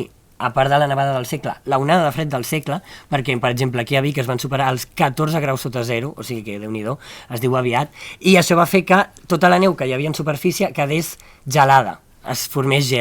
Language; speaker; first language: Catalan; native; Catalan